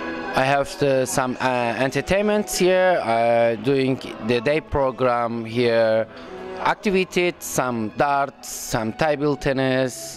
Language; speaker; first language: English; non-native, learner; Turkish